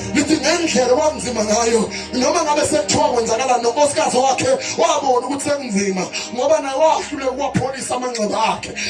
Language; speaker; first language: Zulu; non-native, local second language; South Ndebele